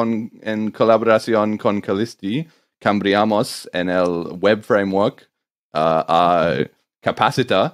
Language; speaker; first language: Spanish; non-native, learner; English